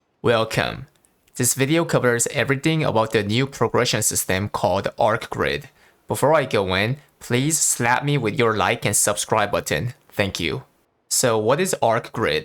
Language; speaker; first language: English; non-native, fluent; Korean